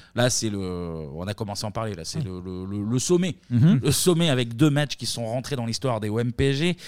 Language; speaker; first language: French; native; French